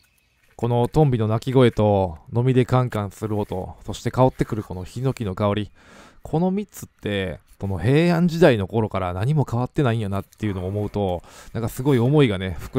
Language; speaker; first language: Japanese; native; Japanese